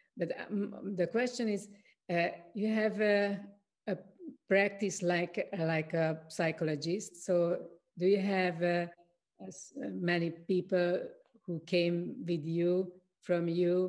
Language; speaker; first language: English; non-native, learner; Hungarian